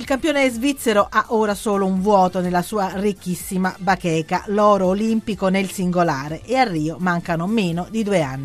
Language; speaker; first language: Italian; native; Italian